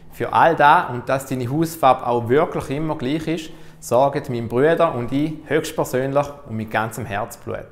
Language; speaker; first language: German; native; German